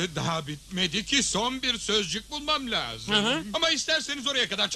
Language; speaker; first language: Turkish; native; Turkish